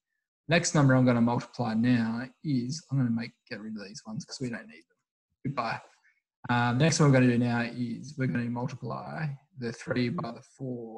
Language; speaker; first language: English; native; English